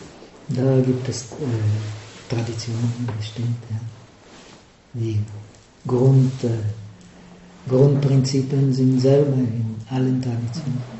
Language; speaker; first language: German; non-native, fluent; Czech